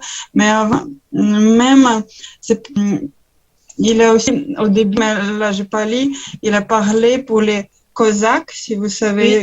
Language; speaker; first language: French; non-native, learner; Ukrainian